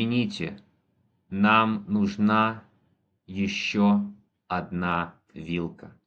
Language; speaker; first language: Russian; non-native, fluent; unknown